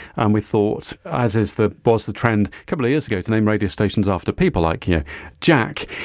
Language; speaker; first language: English; native; English